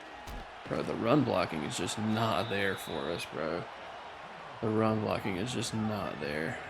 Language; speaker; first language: English; native; English